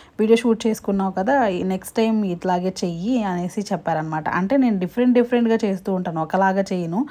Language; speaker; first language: Telugu; non-native, local second language; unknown